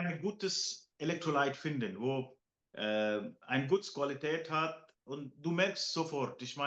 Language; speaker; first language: German; non-native, fluent; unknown